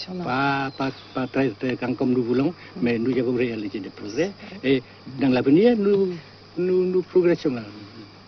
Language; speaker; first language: French; non-native, local second language; Vietnamese